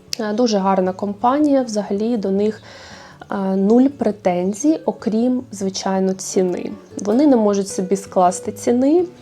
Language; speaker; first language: Ukrainian; native; Ukrainian